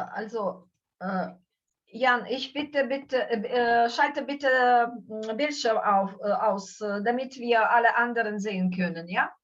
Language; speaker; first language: German; non-native, fluent; Ukrainian